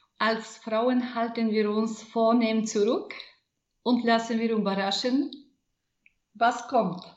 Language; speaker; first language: German; non-native, fluent; Bulgarian